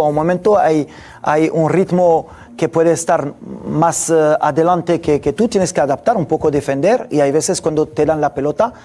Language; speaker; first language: Spanish; non-native, fluent; French